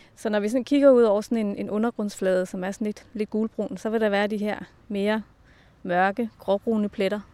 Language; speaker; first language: Danish; native; Danish